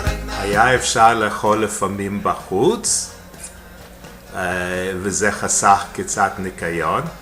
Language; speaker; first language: Hebrew; non-native, fluent; English